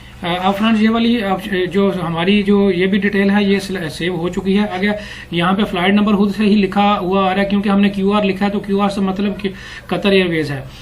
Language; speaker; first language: Urdu; non-native, local second language; Punjabi